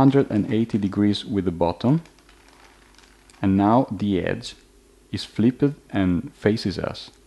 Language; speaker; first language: English; non-native, fluent; Italian